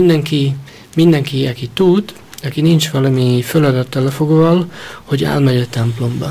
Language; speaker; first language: Hungarian; early bilingual, heritage; Hungarian